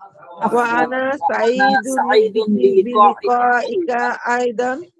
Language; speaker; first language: Arabic; non-native, learner; Bangla